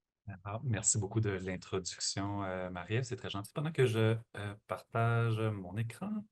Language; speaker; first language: French; native; French